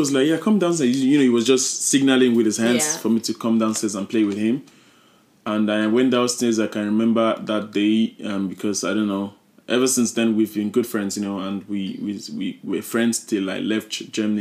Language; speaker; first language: English; non-native, local second language; Yoruba